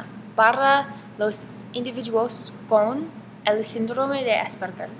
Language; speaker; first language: Spanish; non-native, learner; English